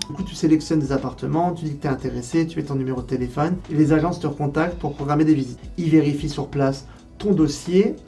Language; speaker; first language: French; native; French